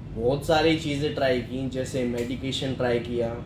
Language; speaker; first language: Hindi; native; Hindi